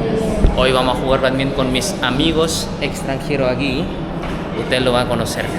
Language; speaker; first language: Spanish; non-native, fluent; Indonesian